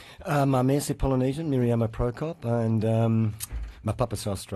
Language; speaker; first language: French; non-native, learner; English